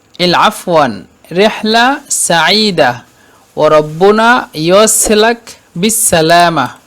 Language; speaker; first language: Egyptian Arabic; non-native, fluent; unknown